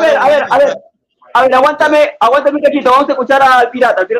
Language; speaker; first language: Spanish; native; Spanish